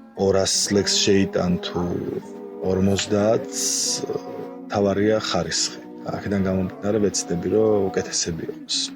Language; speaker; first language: Georgian; non-native, local second language; Mingrelian